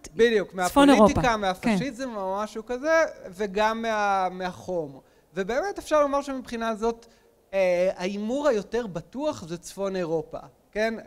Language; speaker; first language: Hebrew; native; Hebrew